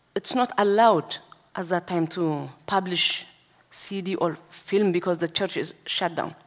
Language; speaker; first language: English; non-native, learner; Tigrinya